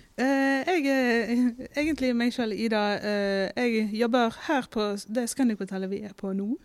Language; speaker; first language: Norwegian; native; Norwegian